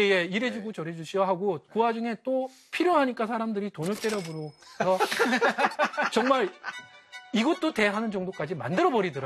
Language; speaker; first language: Korean; native; Korean